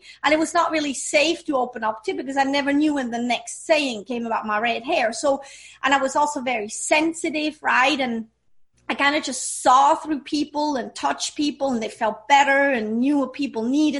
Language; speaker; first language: English; non-native, fluent; Swiss German